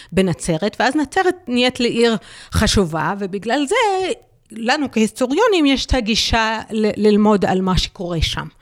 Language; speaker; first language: Hebrew; non-native, local second language; Arabic